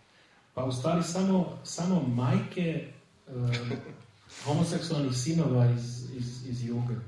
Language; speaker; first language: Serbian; early bilingual, heritage; Serbian